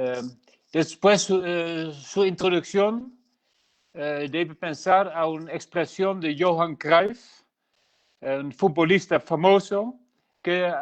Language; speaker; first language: Spanish; non-native, learner; Dutch